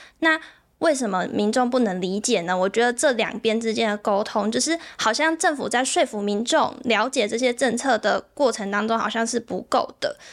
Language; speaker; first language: Chinese; native; Chinese